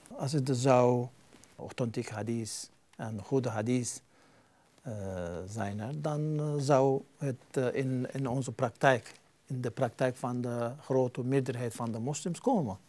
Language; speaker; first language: Dutch; non-native, fluent; Turkish